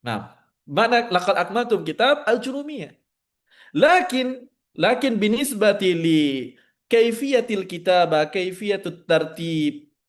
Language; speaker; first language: Arabic; non-native, fluent; Indonesian